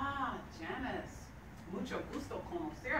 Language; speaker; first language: Spanish; non-native, learner; English